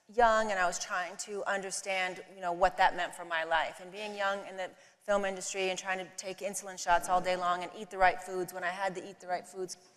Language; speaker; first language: English; native; English